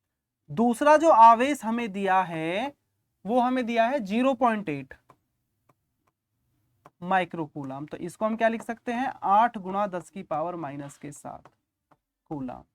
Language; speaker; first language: Hindi; native; Hindi